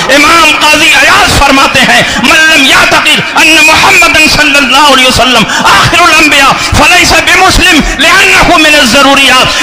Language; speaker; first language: Urdu; native; Urdu